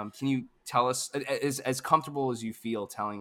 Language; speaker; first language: English; native; English